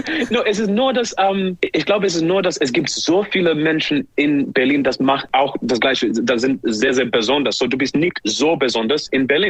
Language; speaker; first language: German; non-native, learner; English